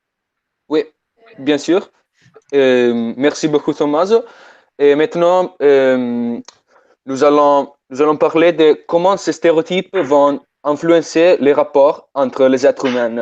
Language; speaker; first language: French; non-native, fluent; Italian